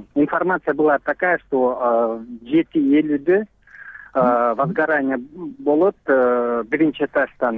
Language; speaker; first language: Russian; non-native, local second language; Kyrgyz